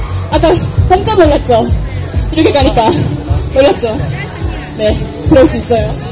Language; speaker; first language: Korean; non-native, fluent; Japanese